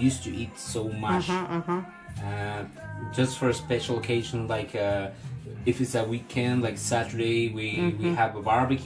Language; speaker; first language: English; non-native, fluent; Spanish